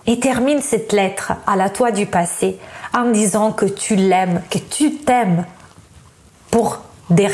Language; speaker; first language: French; non-native, fluent; Italian